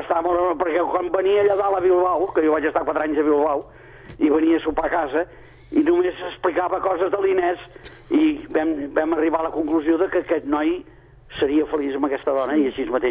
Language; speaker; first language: Catalan; native; Catalan